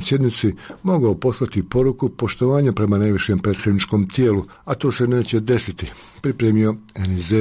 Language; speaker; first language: Croatian; native; Croatian